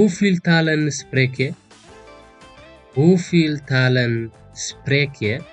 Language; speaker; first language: Dutch; non-native, fluent; Tigrinya